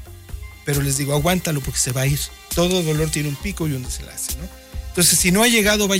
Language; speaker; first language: Spanish; native; Spanish